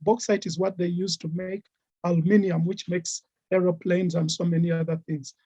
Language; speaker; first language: English; non-native, local second language; Ganda